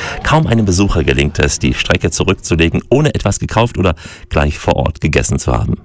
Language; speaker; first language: German; native; German